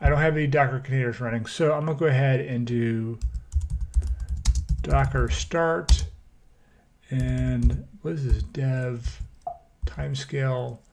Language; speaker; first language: English; native; English